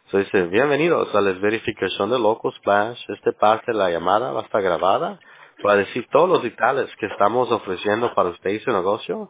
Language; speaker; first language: Spanish; early bilingual, heritage; Spanish